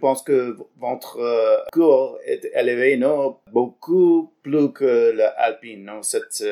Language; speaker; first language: French; non-native, learner; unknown